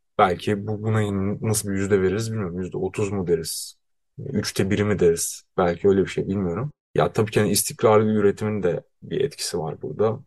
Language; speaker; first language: Turkish; native; Turkish